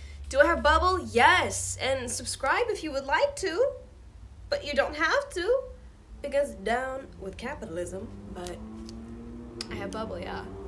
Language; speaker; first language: English; native; English